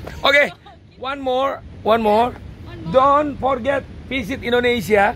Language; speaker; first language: English; non-native, learner; Indonesian